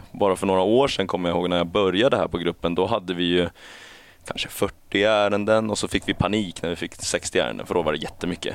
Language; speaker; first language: Swedish; early bilingual, other home language; Chinese